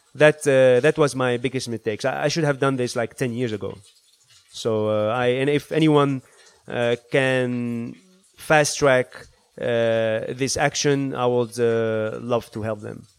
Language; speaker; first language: English; early bilingual, other home language; Arabic